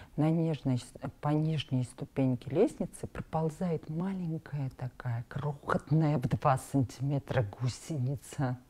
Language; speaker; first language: Russian; non-native, local second language; Armenian